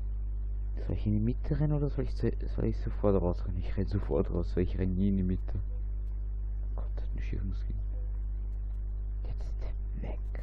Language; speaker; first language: German; native; German